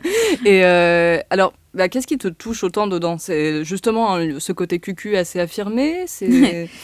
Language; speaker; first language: French; native; French